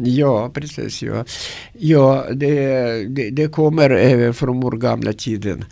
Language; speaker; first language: Swedish; non-native, learner; Russian